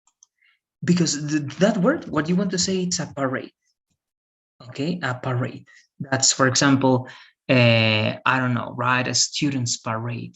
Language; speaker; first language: English; non-native, fluent; Spanish